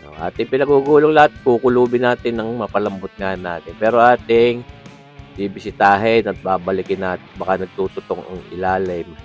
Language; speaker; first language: Filipino; native; Filipino